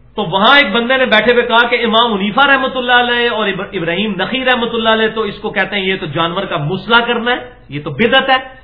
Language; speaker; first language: Urdu; non-native, local second language; Punjabi